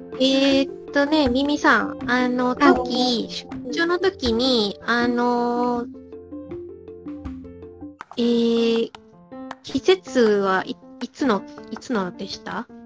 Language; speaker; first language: Japanese; non-native, learner; Malay